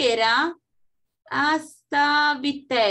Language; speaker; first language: Italian; non-native, fluent; Spanish